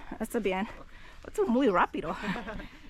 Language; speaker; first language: Spanish; non-native, learner; English